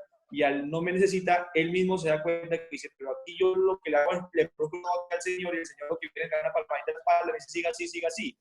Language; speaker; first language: Spanish; native; Spanish